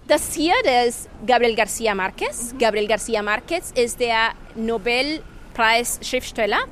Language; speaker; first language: German; non-native, fluent; Spanish